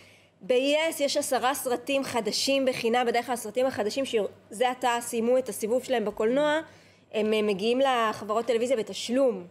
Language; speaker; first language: Hebrew; native; Hebrew